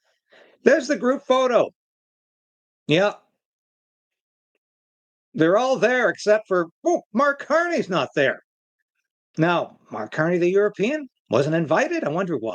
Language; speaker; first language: English; native; English